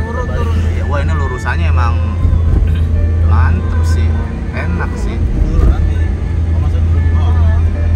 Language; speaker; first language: Indonesian; native; Indonesian